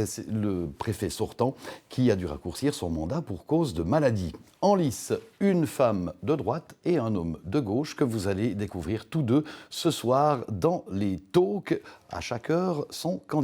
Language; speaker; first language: French; native; French